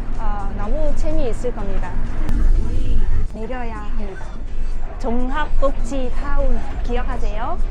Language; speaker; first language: Korean; non-native, fluent; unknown